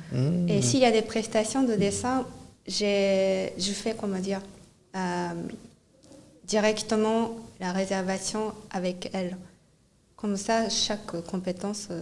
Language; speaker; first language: French; non-native, fluent; Japanese